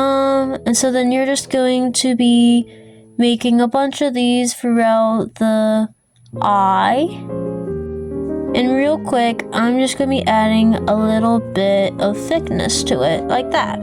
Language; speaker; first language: English; native; English